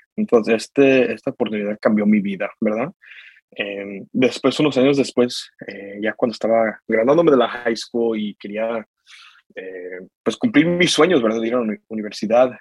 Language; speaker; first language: Spanish; early bilingual, heritage; Spanish